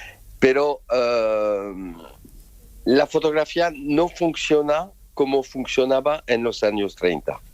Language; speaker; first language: Spanish; non-native, fluent; French